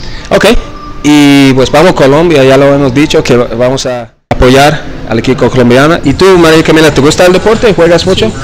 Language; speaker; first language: Spanish; non-native, learner; English